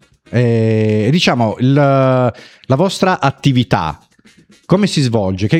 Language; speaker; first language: Italian; native; Italian